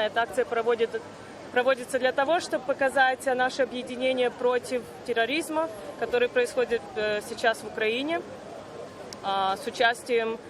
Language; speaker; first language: Russian; non-native, local second language; Ukrainian